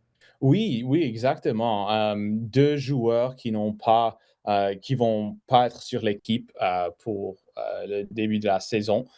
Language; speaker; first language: French; non-native, fluent; English